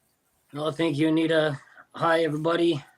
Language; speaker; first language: English; native; English